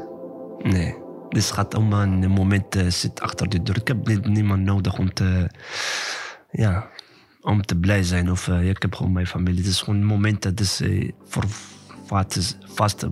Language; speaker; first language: Dutch; non-native, learner; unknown